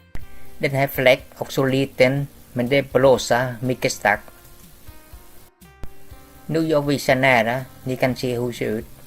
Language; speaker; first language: Swedish; non-native, learner; Vietnamese